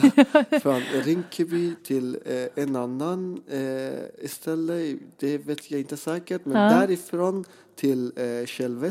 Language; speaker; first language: Swedish; non-native, fluent; Persian